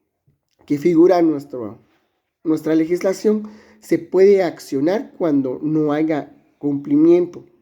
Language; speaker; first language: Spanish; native; Spanish